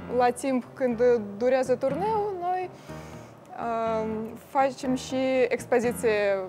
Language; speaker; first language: Romanian; non-native, learner; Russian